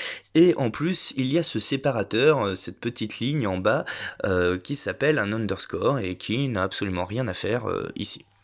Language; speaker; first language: French; native; French